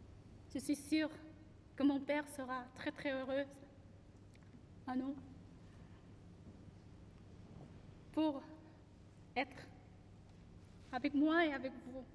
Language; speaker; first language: French; non-native, learner; Korean